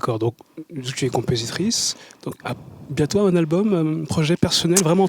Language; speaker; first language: French; native; French